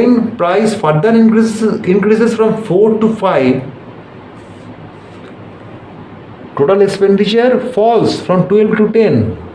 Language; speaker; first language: English; non-native, local second language; Bangla